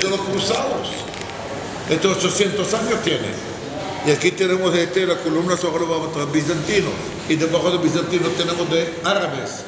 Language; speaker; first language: Spanish; non-native, fluent; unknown